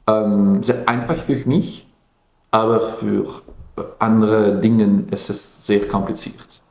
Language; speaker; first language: German; non-native, local second language; Dutch